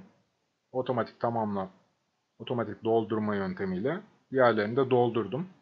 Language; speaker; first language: Turkish; native; Turkish